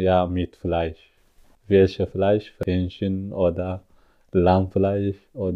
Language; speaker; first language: German; non-native, learner; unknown